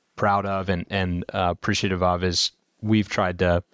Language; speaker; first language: English; native; English